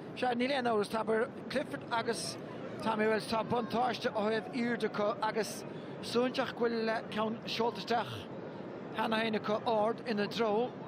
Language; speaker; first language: Irish; native; Irish